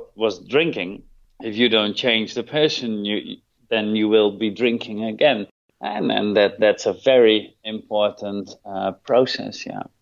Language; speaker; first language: English; non-native, fluent; Dutch